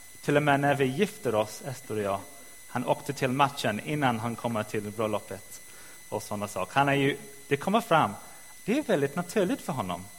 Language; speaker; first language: Swedish; non-native, fluent; English